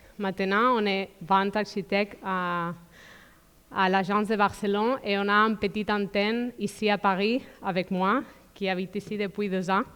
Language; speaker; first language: French; non-native, fluent; Spanish